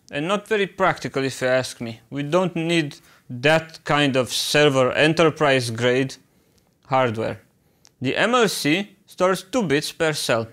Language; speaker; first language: English; non-native, fluent; Romanian